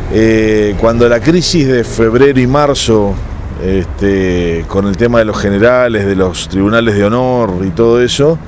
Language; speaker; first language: Spanish; native; Spanish